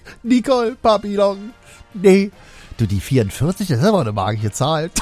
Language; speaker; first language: German; native; German